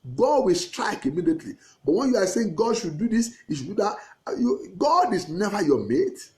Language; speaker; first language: English; non-native, local second language; Yoruba